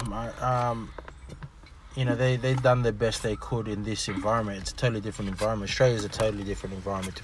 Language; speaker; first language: English; non-native, local second language; Fijian